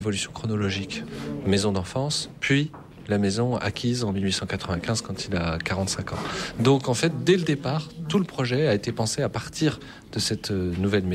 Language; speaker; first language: French; native; French